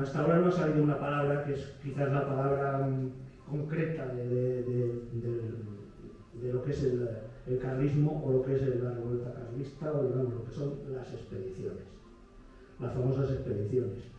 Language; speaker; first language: Spanish; native; Spanish